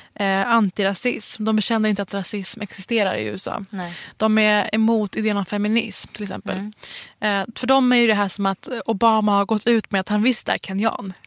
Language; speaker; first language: Swedish; early bilingual, other home language; Persian